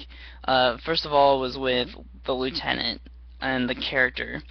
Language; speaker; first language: English; native; English